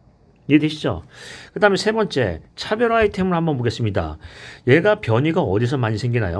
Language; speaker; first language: Korean; native; Korean